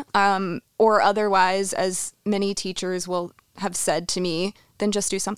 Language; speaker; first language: English; native; English